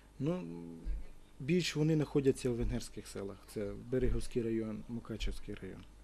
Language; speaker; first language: Ukrainian; non-native, local second language; Romany